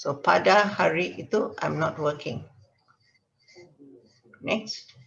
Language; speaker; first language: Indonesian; non-native, fluent; Tamil